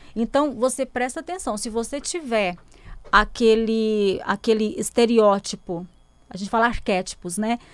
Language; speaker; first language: Portuguese; native; Portuguese